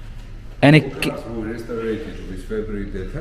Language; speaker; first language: English; non-native, learner; Georgian